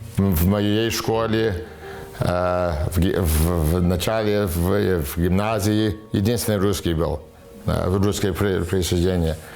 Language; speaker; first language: Russian; early bilingual, heritage; Russian